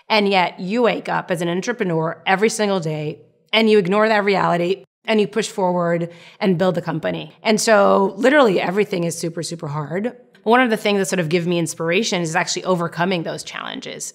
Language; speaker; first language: English; non-native, fluent; Hebrew